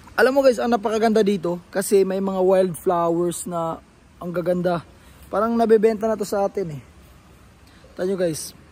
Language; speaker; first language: Filipino; native; Filipino